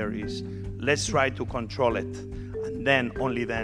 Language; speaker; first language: English; non-native, fluent; Spanish